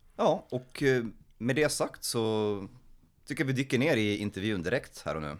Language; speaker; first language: Swedish; early bilingual, other home language; Polish